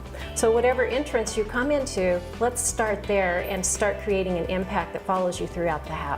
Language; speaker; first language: English; native; English